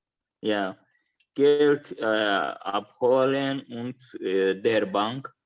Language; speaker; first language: German; non-native, learner; Azerbaijani